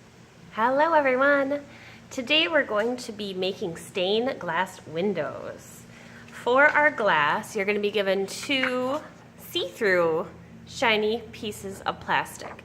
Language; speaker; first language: English; native; English